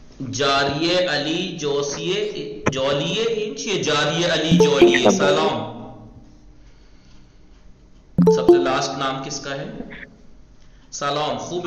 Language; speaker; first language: Persian; non-native, fluent; Urdu